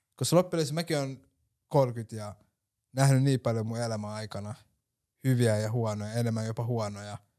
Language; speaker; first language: Finnish; early bilingual, other home language; Somali